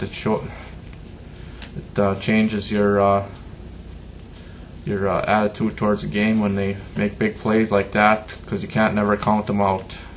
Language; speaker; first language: English; native; English